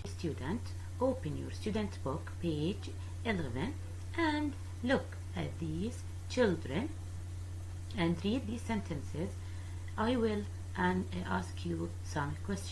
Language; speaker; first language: English; non-native, fluent; Arabic